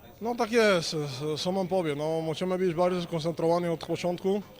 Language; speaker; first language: Polish; non-native, fluent; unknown